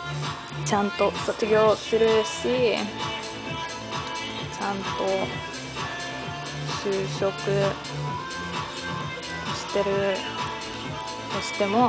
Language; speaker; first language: Japanese; non-native, learner; English